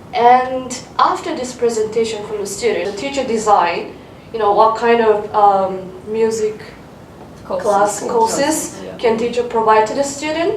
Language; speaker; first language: English; non-native, learner; Japanese